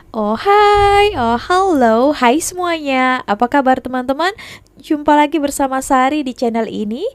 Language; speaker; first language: Indonesian; native; Indonesian